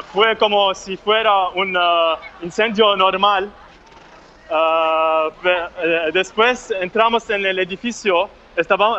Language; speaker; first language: Spanish; non-native, fluent; Arabic